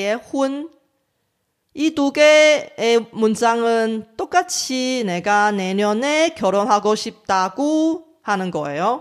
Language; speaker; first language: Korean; non-native, fluent; Chinese